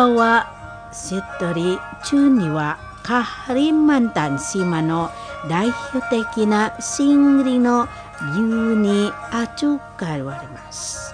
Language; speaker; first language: Japanese; non-native, fluent; Indonesian